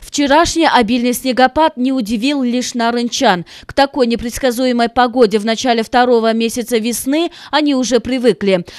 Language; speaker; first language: Russian; non-native, local second language; Kyrgyz